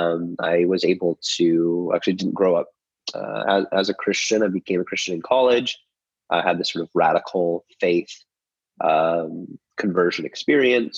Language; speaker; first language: English; native; English